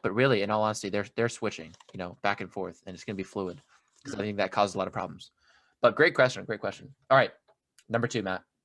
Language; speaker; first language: English; native; English